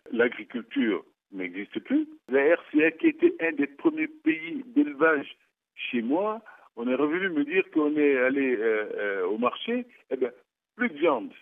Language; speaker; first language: French; non-native, local second language; Sango